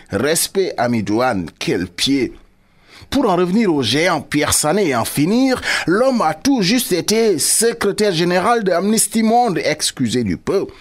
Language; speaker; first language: French; non-native, local second language; Wolof